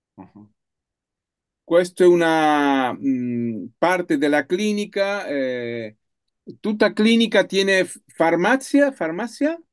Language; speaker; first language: Italian; non-native, learner; Spanish